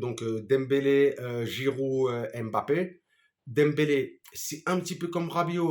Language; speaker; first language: French; native; French